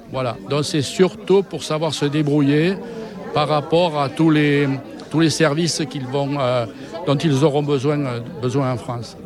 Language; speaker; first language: French; native; French